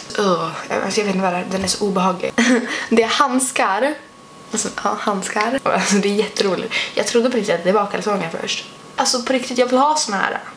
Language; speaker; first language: Swedish; native; Swedish